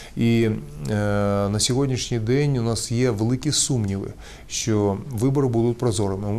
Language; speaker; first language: Ukrainian; non-native, local second language; Russian